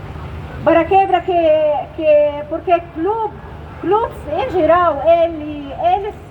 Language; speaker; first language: Portuguese; non-native, learner; Arabic